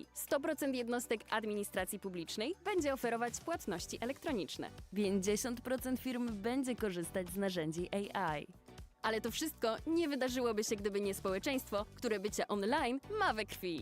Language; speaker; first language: Polish; native; Polish